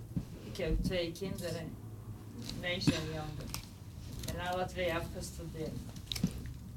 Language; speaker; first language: Dutch; non-native, learner; Serbian